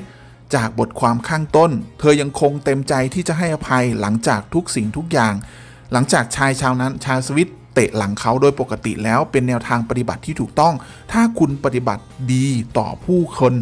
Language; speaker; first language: Thai; native; Thai